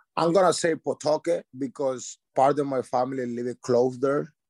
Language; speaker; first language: English; non-native, learner; Spanish